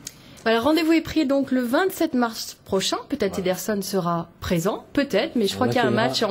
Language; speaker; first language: French; native; French